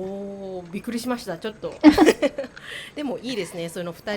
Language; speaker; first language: Japanese; non-native, learner; Thai